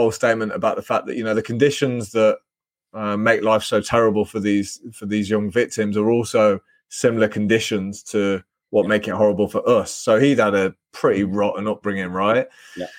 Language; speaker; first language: English; native; English